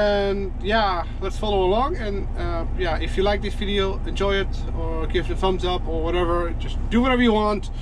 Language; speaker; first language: English; non-native, fluent; Dutch